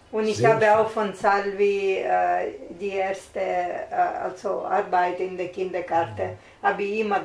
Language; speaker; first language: German; non-native, learner; Italian